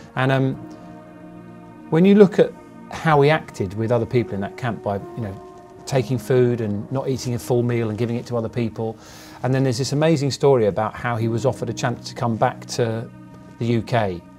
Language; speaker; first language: English; native; English